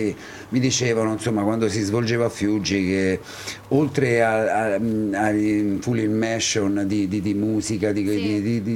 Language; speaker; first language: Italian; native; Italian